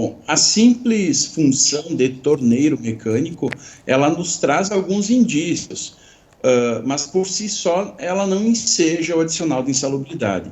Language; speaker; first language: Portuguese; native; Portuguese